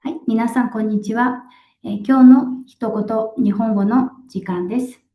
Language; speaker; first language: Japanese; non-native, local second language; Mongolian